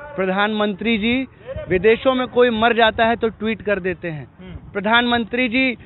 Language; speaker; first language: Hindi; native; Hindi